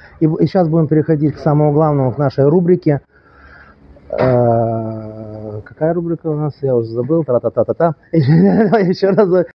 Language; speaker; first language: Russian; native; Russian